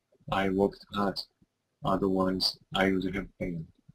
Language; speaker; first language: English; non-native, learner; Korean